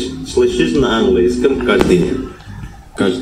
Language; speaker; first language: Russian; non-native, learner; Indonesian